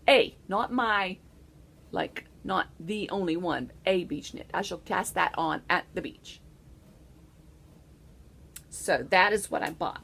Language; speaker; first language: English; native; English